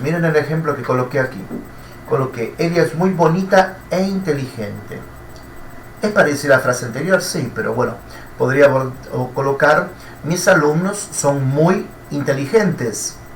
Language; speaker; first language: Spanish; non-native, fluent; Portuguese